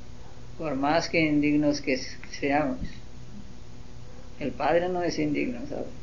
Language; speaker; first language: Spanish; non-native, learner; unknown